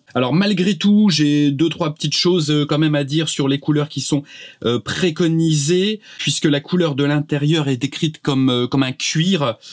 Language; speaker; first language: French; native; French